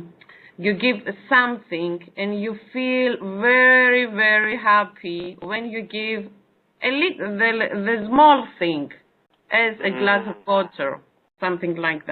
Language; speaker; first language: English; non-native, learner; Greek